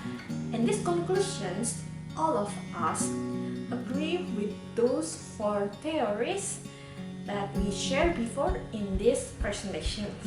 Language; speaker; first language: English; non-native, learner; Indonesian